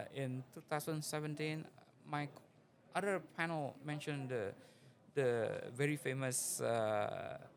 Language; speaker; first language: English; non-native, fluent; Indonesian